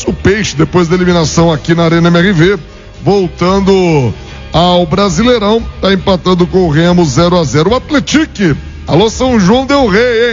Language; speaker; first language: Portuguese; native; Portuguese